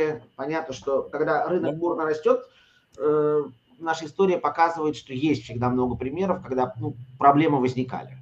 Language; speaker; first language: Russian; native; Russian